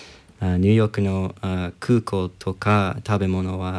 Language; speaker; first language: Japanese; non-native, learner; English